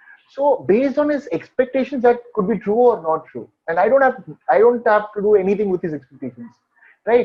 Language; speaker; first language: English; non-native, local second language; Hindi